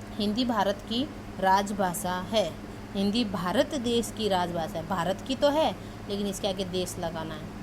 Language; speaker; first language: Hindi; native; Hindi